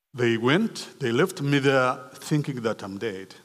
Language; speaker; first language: English; non-native, local second language; Kinyarwanda